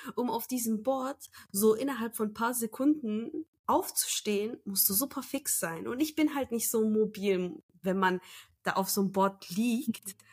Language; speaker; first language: German; early bilingual, other home language; Turkish